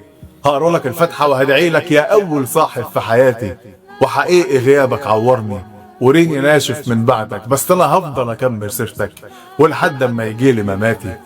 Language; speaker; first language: Arabic; native; Arabic